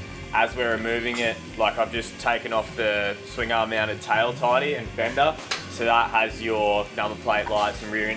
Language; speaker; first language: English; native; English